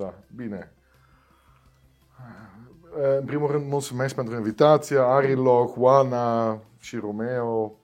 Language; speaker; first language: Romanian; non-native, learner; Dutch